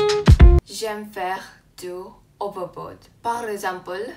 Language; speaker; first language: French; non-native, learner; Korean